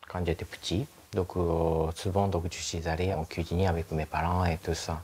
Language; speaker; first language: French; non-native, learner; Japanese